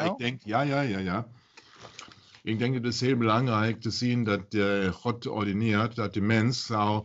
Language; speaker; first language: Dutch; non-native, learner; German